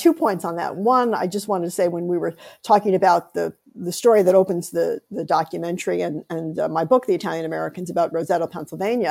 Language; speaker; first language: English; native; English